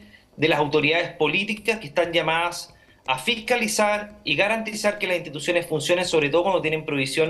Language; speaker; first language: Spanish; native; Spanish